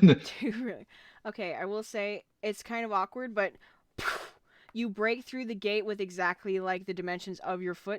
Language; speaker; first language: English; native; English